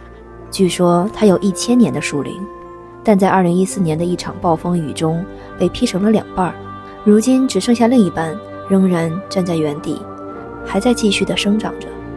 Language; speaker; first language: Chinese; native; Chinese